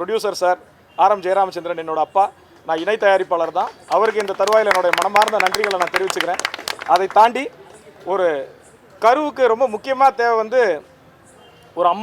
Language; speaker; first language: Tamil; native; Tamil